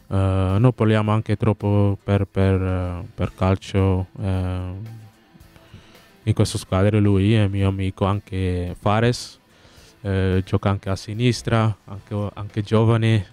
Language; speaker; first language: Italian; non-native, learner; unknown